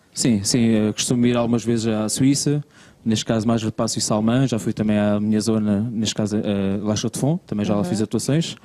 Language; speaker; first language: Portuguese; early bilingual, heritage; Portuguese